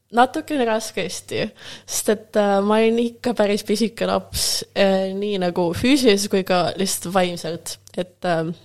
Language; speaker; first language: Estonian; non-native, local second language; Russian